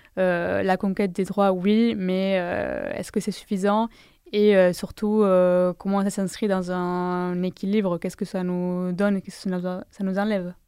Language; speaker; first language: French; non-native, fluent; Spanish